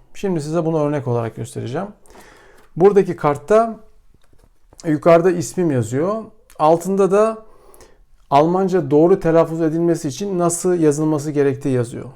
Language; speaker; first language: Turkish; native; Turkish